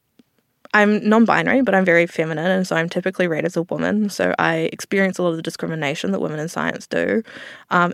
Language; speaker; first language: English; native; English